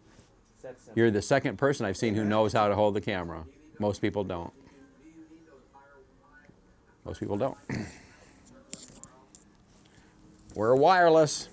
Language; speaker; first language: English; native; English